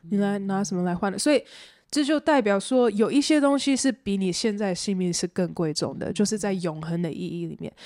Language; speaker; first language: Chinese; early bilingual, heritage; Chinese